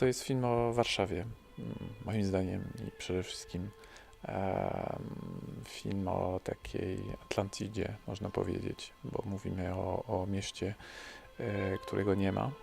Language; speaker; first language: Polish; early bilingual, heritage; French